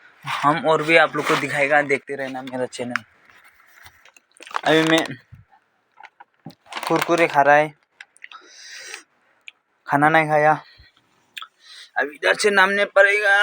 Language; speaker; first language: Hindi; non-native, learner; Nepali